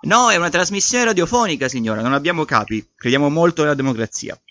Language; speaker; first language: Italian; native; Italian